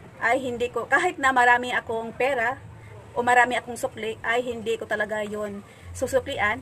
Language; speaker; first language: Filipino; non-native, local second language; Cebuano